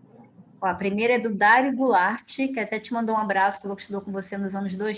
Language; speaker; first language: Portuguese; native; Portuguese